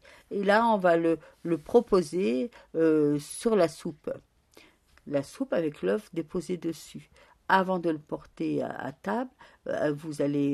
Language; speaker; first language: French; native; French